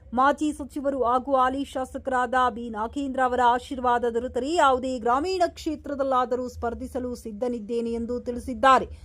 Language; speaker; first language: Kannada; native; Kannada